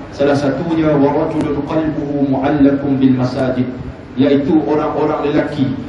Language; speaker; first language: Malay; native; Malay